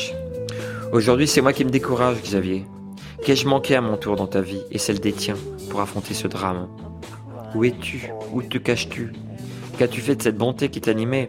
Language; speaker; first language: French; native; French